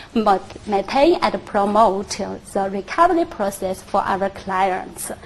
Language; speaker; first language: English; non-native, fluent; Chinese